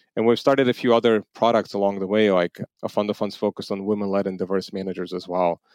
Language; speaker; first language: English; non-native, fluent; Armenian